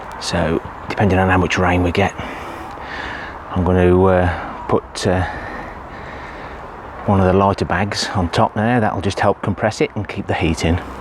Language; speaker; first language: English; native; English